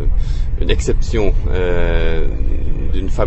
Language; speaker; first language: French; non-native, fluent; Norwegian